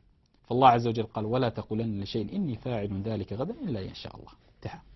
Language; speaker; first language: Arabic; native; Arabic